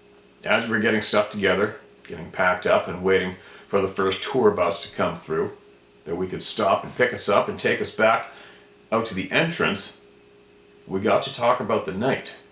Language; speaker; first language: English; native; English